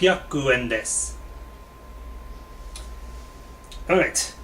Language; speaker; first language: Japanese; non-native, learner; English